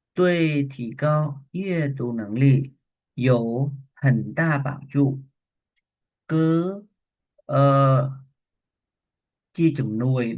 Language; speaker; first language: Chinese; non-native, learner; Khmer